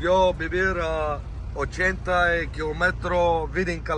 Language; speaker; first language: Spanish; non-native, learner; Bulgarian